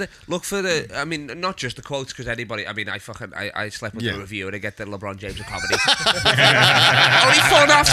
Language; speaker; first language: English; native; English